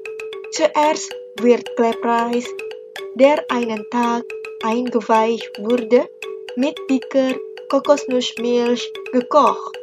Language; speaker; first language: German; non-native, fluent; Indonesian